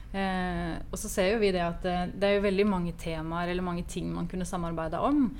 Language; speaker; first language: Norwegian; native; Norwegian